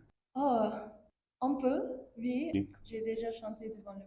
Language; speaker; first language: French; non-native, fluent; English